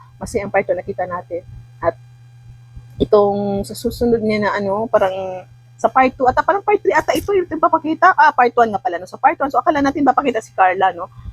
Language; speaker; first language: Filipino; non-native, local second language; Cebuano